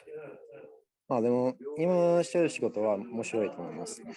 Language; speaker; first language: Japanese; non-native, learner; English